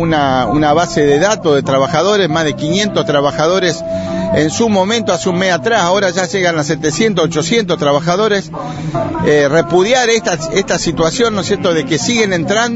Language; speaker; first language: Spanish; native; Spanish